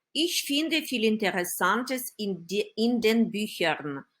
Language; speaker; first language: German; non-native, fluent; Ukrainian